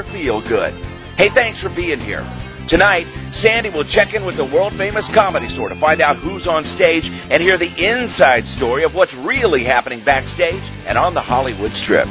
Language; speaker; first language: English; native; English